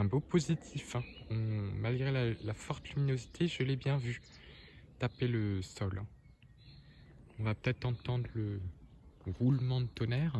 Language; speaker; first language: French; native; French